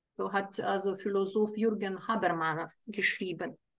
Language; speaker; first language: German; non-native, fluent; Lithuanian